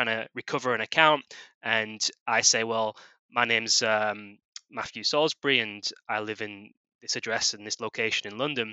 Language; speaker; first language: English; native; English